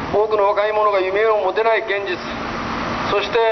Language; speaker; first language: Japanese; native; Japanese